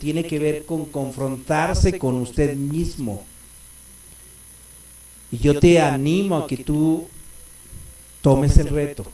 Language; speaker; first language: Spanish; native; Spanish